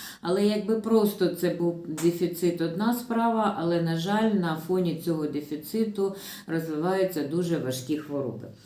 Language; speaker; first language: Ukrainian; non-native, local second language; Russian